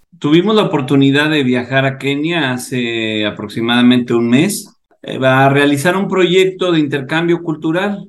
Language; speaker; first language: Spanish; native; Spanish